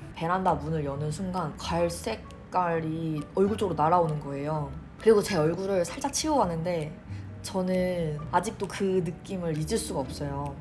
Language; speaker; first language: Korean; native; Korean